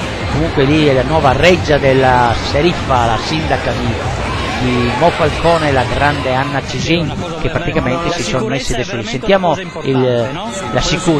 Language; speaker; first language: Italian; native; Italian